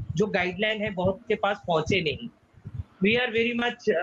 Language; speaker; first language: Hindi; non-native, local second language; Bangla